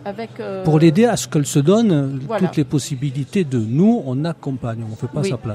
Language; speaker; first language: French; native; French